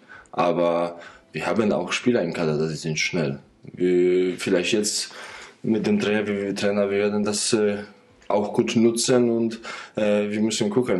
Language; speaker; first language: German; non-native, fluent; Polish